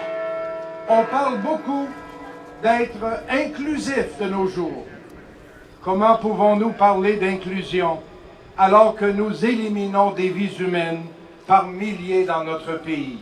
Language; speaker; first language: French; native; French